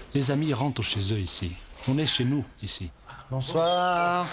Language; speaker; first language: French; non-native, fluent; Portuguese